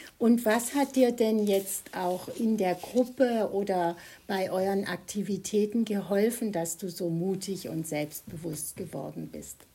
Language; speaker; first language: German; native; German